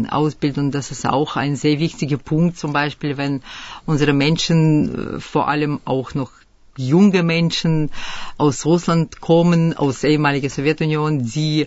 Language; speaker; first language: German; early bilingual, other home language; Russian